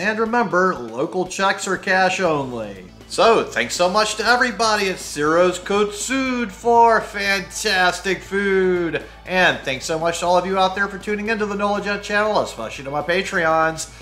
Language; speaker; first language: English; native; English